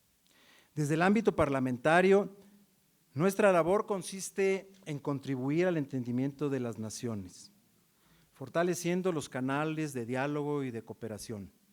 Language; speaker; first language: Spanish; native; Spanish